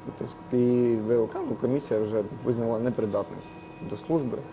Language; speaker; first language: Ukrainian; non-native, local second language; Russian